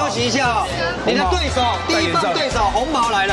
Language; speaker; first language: Chinese; native; Chinese